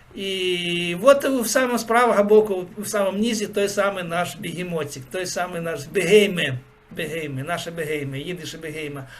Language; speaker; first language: Belarusian; native; Belarusian